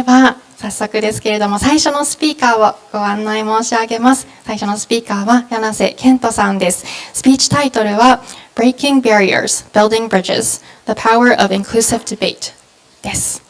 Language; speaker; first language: Japanese; native; Japanese